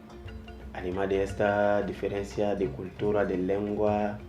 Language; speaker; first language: Spanish; non-native, learner; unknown